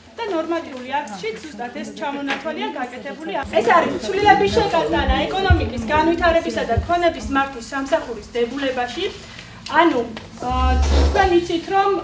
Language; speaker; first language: Georgian; native; Georgian